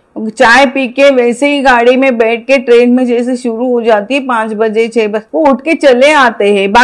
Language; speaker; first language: Hindi; non-native, local second language; Marathi